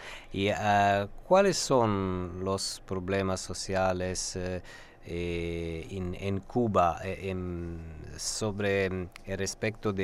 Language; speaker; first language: Spanish; non-native, learner; Italian